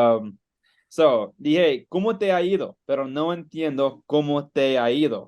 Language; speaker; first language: Spanish; non-native, learner; English